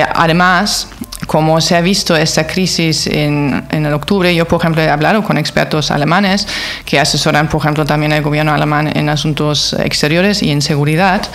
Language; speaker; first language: Spanish; non-native, fluent; German